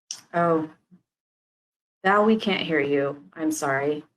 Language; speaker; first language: English; native; English